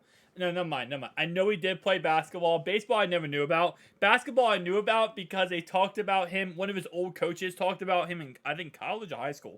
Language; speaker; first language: English; native; English